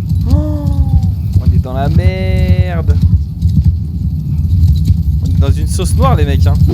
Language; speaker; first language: French; native; French